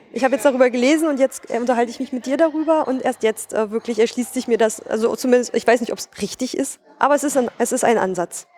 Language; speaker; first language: German; native; German